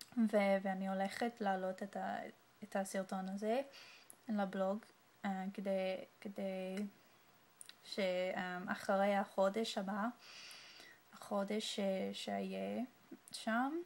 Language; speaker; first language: Hebrew; non-native, learner; English